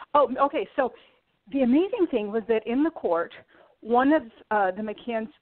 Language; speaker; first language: English; early bilingual, other home language; Portuguese